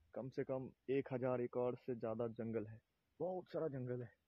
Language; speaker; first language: Hindi; non-native, local second language; Bangla